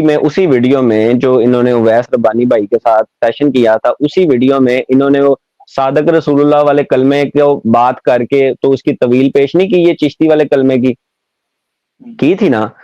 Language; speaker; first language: Urdu; non-native, local second language; Punjabi